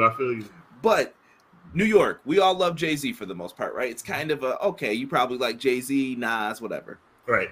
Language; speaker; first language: English; native; English